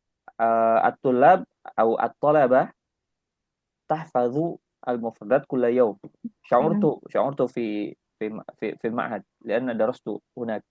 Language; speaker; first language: Arabic; non-native, fluent; Indonesian